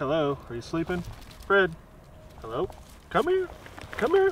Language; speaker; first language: English; native; English